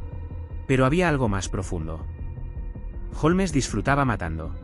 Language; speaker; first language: Spanish; native; Spanish